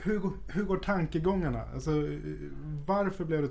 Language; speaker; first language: Swedish; native; Swedish